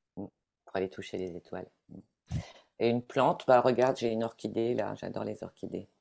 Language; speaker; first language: French; non-native, fluent; Italian